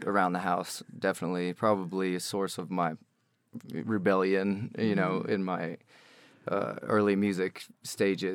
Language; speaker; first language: English; native; English